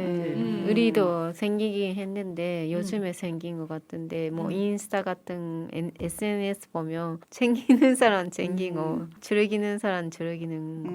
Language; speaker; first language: Korean; non-native, fluent; Japanese